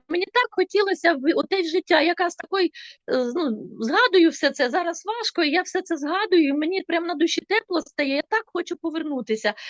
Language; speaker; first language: Ukrainian; non-native, local second language; Russian